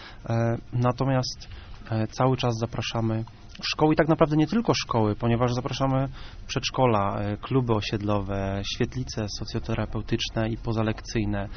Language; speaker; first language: Polish; native; Polish